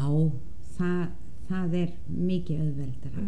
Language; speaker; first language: Icelandic; non-native, fluent; Danish